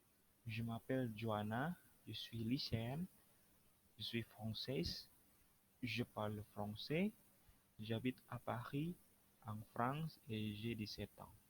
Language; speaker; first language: French; non-native, fluent; Indonesian